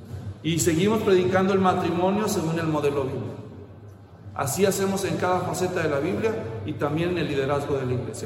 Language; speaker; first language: Spanish; native; Spanish